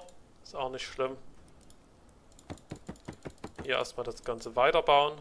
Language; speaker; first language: German; native; German